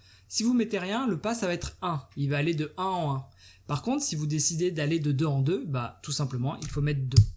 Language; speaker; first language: French; native; French